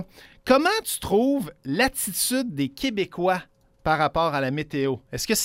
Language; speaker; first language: French; native; French